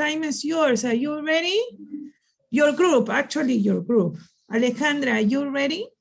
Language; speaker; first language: English; non-native, learner; Spanish